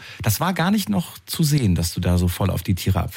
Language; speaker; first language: German; native; German